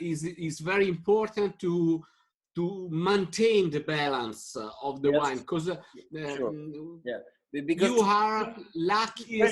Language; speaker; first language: English; non-native, fluent; Italian